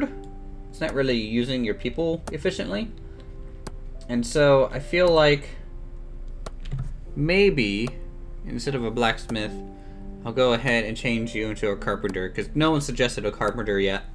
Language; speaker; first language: English; native; English